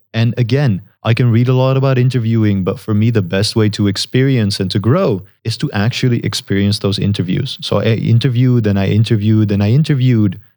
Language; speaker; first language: English; non-native, fluent; Dutch